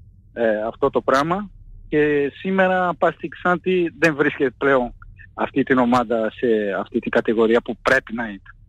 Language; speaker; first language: Greek; non-native, fluent; Portuguese